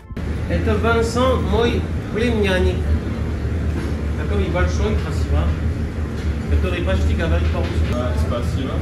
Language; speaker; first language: Russian; non-native, learner; French